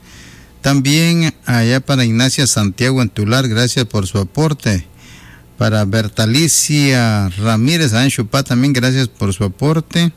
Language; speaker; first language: Spanish; native; Spanish